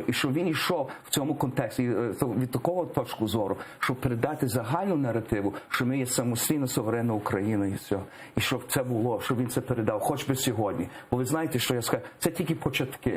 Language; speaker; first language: Ukrainian; early bilingual, heritage; English